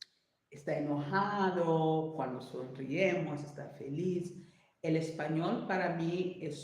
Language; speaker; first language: Spanish; non-native, learner; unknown